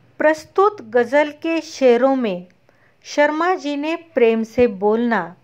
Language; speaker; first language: Hindi; non-native, local second language; Marathi